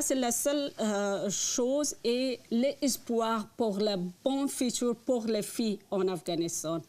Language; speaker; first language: French; non-native, learner; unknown